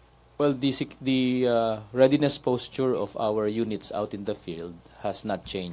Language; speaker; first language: English; non-native, local second language; Filipino